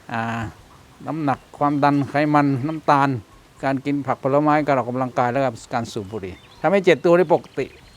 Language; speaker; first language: Thai; native; Thai